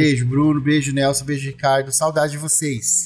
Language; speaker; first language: Portuguese; native; Portuguese